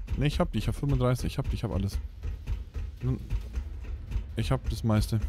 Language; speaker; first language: German; native; German